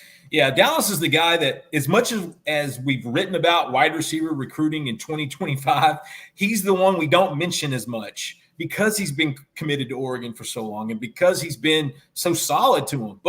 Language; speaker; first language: English; native; English